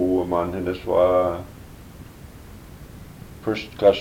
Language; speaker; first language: Norwegian; early bilingual, heritage; Norwegian